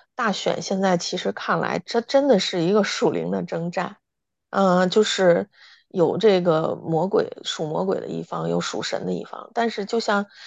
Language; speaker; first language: Chinese; native; Chinese